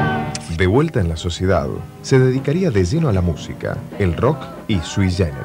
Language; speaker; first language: Spanish; native; Spanish